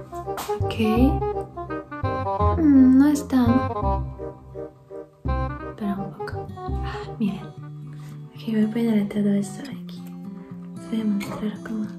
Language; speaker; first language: Spanish; non-native, learner; Polish